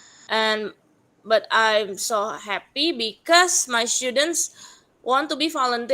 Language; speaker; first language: English; non-native, learner; Indonesian